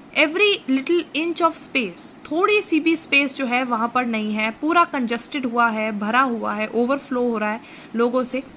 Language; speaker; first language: Hindi; native; Hindi